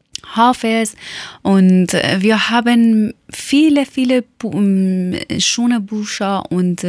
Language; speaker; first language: German; non-native, fluent; Persian